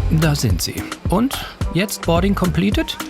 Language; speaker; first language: German; native; German